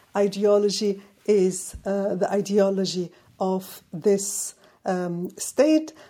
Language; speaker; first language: English; non-native, fluent; Arabic